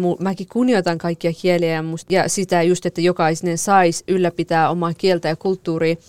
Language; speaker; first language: Finnish; early bilingual, other home language; Kurdish